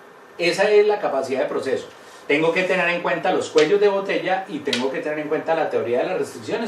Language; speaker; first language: Spanish; native; Spanish